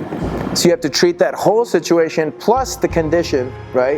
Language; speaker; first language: English; native; English